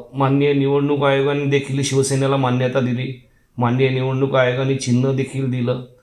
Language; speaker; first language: Marathi; native; Marathi